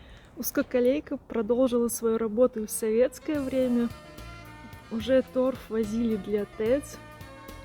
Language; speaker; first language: Russian; native; Russian